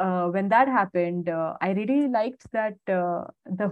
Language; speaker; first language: English; non-native, local second language; Hindi